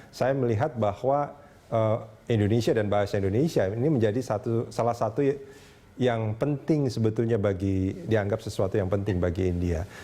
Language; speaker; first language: Indonesian; native; Indonesian